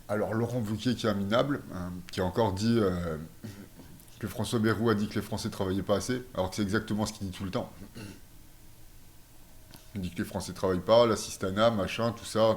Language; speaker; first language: French; native; French